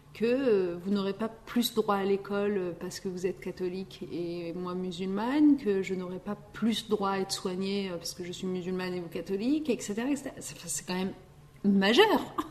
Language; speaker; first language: French; early bilingual, other home language; Riffian